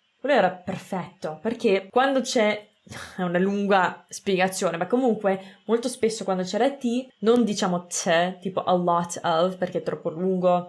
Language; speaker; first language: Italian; non-native, fluent; English